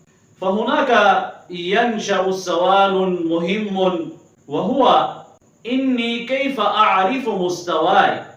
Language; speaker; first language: Arabic; non-native, fluent; Urdu